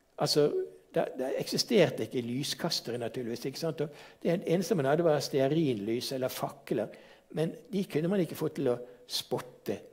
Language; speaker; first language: Norwegian; native; Norwegian